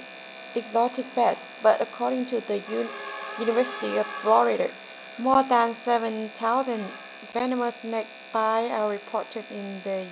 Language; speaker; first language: English; non-native, learner; Vietnamese